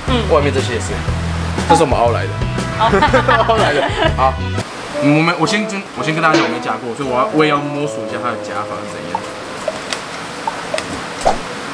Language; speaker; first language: Chinese; native; Chinese